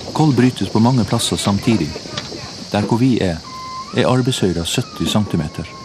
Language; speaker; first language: Norwegian; native; Norwegian